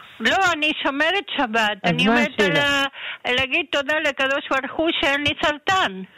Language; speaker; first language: Hebrew; non-native, fluent; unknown